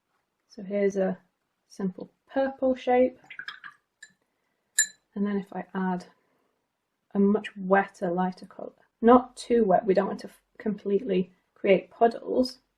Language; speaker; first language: English; native; English